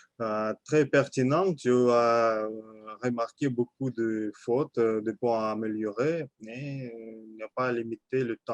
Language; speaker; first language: French; non-native, learner; Russian